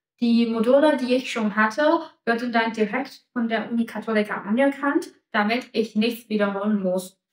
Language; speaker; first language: German; non-native, fluent; Chinese